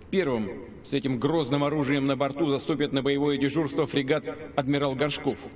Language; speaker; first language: Russian; native; Russian